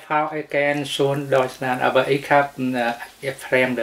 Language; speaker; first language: German; non-native, learner; Vietnamese